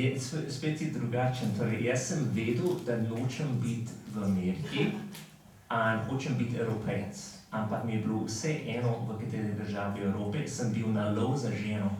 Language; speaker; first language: Slovenian; non-native, fluent; English